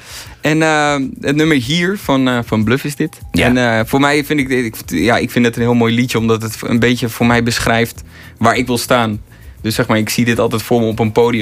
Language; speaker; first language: Dutch; native; Dutch